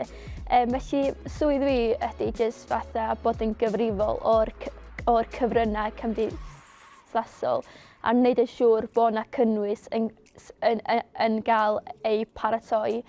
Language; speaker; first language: Welsh; native; Welsh